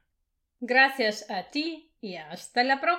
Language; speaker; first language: Spanish; non-native, fluent; Russian